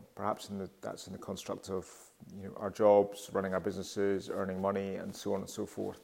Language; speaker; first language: English; native; English